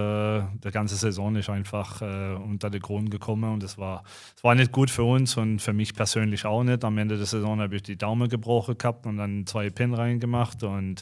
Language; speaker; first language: German; non-native, fluent; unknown